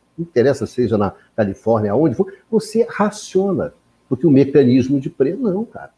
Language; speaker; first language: Portuguese; native; Portuguese